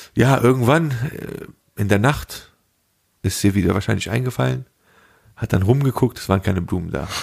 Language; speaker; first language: German; early bilingual, other home language; Turkish